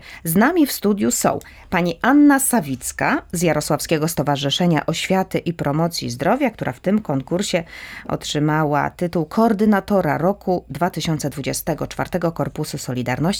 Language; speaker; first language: Polish; native; Polish